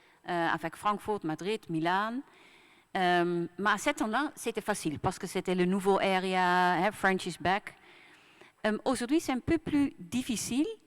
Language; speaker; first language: French; non-native, fluent; Dutch